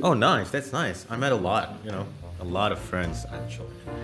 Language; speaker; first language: English; non-native, fluent; Indonesian